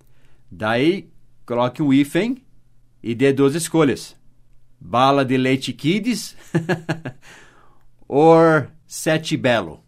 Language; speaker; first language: Portuguese; non-native, fluent; English